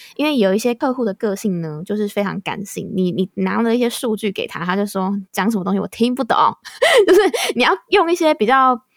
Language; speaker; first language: Chinese; native; Chinese